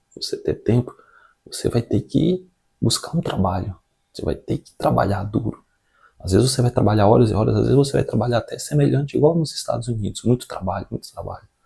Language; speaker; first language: Portuguese; native; Portuguese